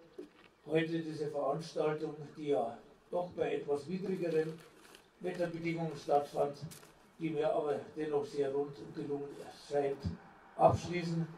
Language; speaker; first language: German; native; German